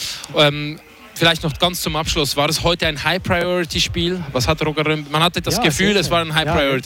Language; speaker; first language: German; native; German